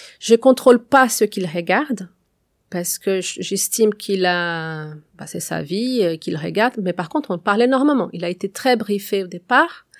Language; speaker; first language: French; non-native, fluent; Portuguese